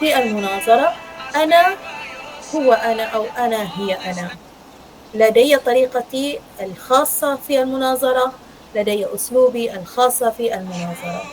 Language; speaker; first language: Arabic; non-native, fluent; Malay